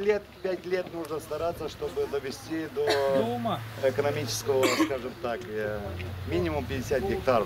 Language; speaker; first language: Russian; non-native, local second language; Romanian